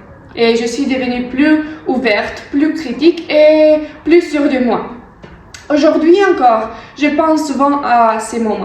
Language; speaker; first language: French; non-native, learner; Romanian